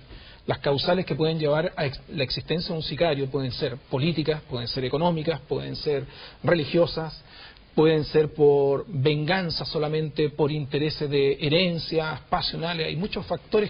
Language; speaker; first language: Spanish; native; Spanish